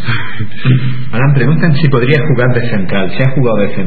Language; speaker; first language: Spanish; native; Spanish